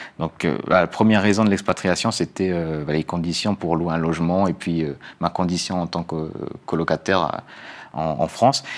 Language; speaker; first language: French; native; French